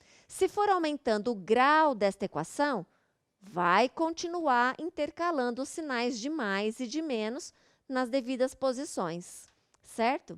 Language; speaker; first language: Portuguese; native; Portuguese